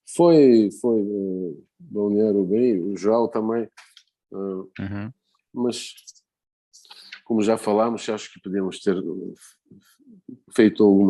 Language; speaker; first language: Portuguese; non-native, fluent; Bulgarian